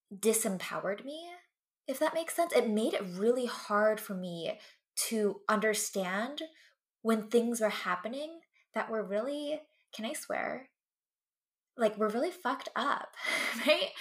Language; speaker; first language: English; native; English